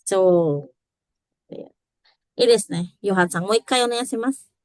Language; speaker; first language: Japanese; non-native, fluent; Indonesian